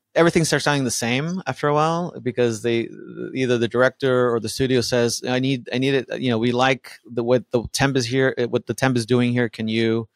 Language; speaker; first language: English; early bilingual, other home language; Spanish